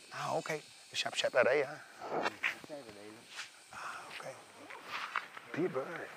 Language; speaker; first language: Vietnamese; non-native, learner; English